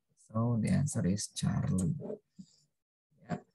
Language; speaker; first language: English; non-native, fluent; Indonesian